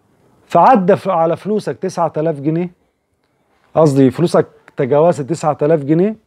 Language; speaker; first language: Arabic; native; Arabic